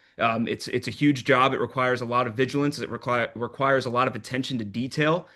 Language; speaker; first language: English; native; English